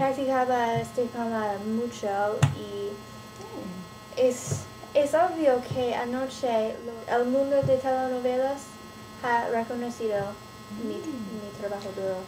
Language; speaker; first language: Spanish; non-native, learner; English